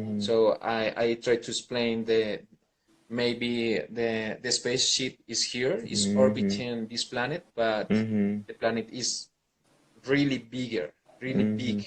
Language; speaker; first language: English; non-native, learner; Spanish